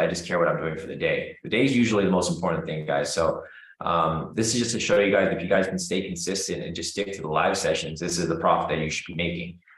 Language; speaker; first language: English; native; English